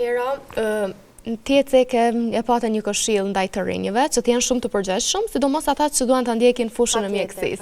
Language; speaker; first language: Albanian; native; Albanian